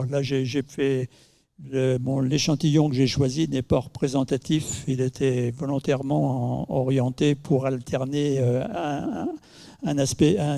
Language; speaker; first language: French; native; French